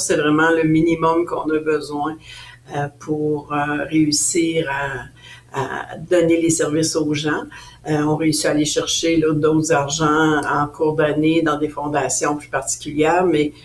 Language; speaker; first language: French; native; French